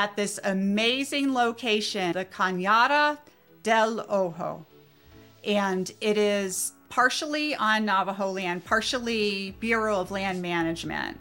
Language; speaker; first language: English; native; English